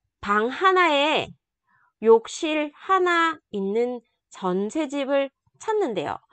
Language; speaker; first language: Korean; non-native, fluent; Vietnamese